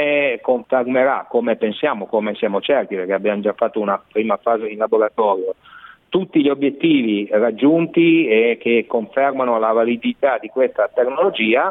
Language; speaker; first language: Italian; native; Italian